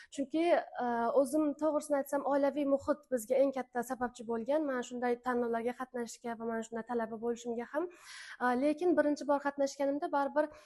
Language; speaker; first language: Uzbek; non-native, local second language; Turkmen